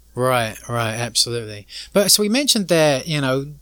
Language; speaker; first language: English; native; English